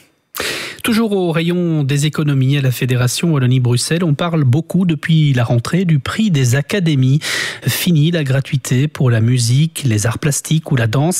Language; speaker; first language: French; native; French